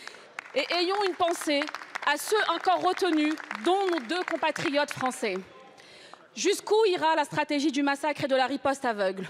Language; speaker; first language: French; native; French